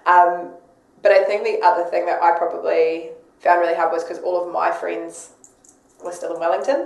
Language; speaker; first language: English; native; English